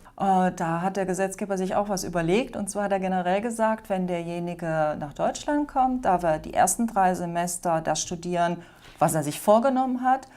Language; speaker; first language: German; native; German